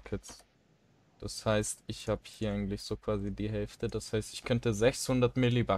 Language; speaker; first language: German; native; German